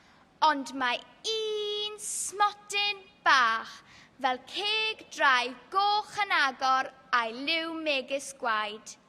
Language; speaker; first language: Welsh; non-native, local second language; English